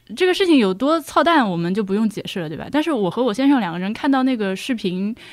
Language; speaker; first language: Chinese; native; Chinese